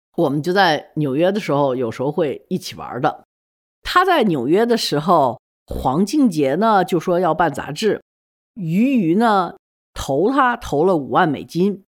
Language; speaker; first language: Chinese; native; Chinese